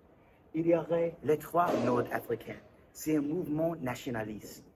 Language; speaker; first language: French; non-native, learner; English